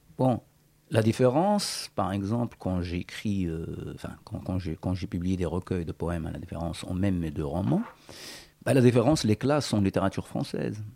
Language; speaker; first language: French; non-native, local second language; Berber languages